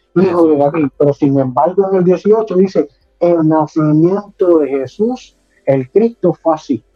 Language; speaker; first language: Spanish; native; Spanish